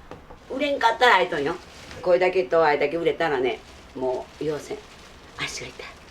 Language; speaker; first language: Japanese; native; Japanese